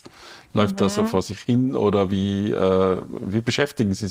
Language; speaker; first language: German; native; German